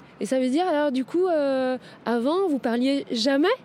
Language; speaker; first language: French; native; French